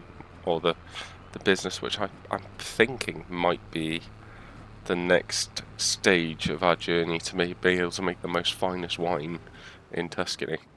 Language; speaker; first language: English; native; English